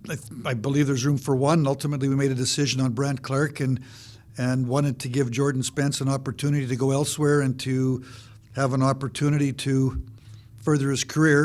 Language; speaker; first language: English; native; English